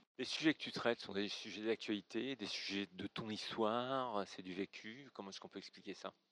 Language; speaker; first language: French; native; French